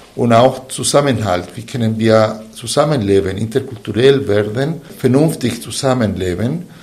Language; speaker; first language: German; non-native, fluent; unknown